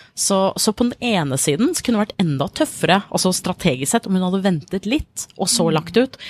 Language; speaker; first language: Norwegian; non-native, fluent; English